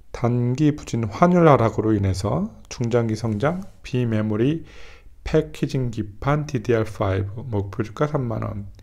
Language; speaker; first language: Korean; native; Korean